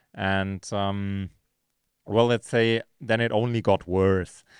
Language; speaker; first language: English; non-native, fluent; German